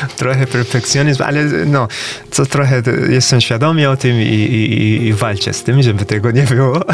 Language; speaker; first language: Polish; non-native, fluent; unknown